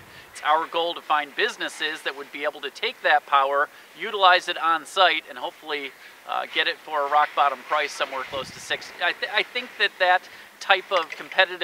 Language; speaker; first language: English; native; English